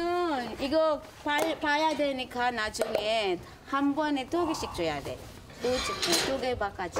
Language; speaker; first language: Korean; non-native, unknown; Filipino